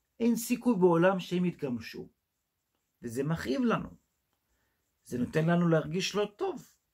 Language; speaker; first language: Hebrew; non-native, fluent; English